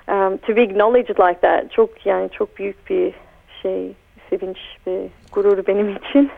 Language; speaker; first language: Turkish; early bilingual, heritage; Turkish